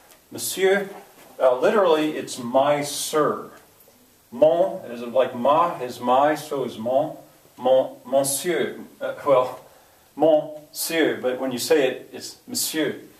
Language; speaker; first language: English; native; English